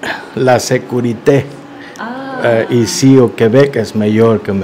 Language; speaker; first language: French; non-native, learner; Spanish